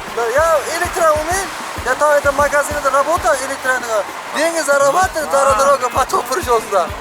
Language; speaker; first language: Russian; non-native, local second language; Uzbek